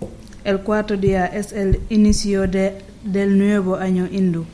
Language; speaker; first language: Spanish; non-native, learner; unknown